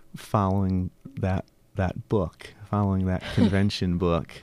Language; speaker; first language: English; native; English